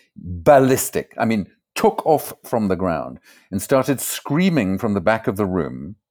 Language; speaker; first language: English; native; English